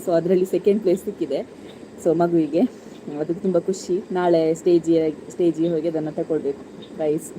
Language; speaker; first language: Kannada; non-native, local second language; Tulu